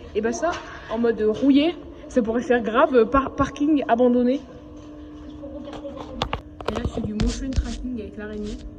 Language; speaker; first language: French; native; French